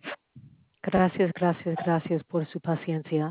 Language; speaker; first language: Spanish; non-native, learner; English